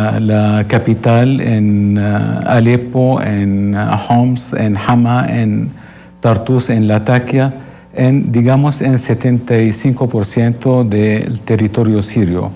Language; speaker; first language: Spanish; non-native, fluent; Arabic